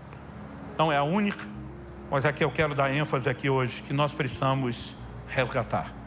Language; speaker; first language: Portuguese; native; Portuguese